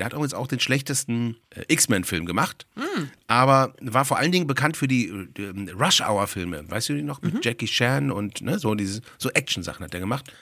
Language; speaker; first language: German; native; German